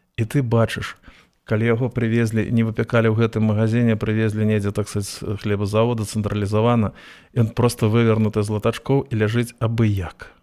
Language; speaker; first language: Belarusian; native; Belarusian